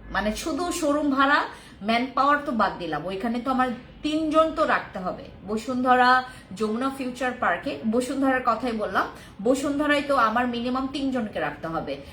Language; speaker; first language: Bangla; non-native, local second language; Khasi